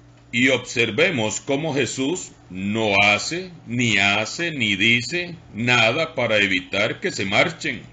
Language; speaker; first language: Spanish; native; Spanish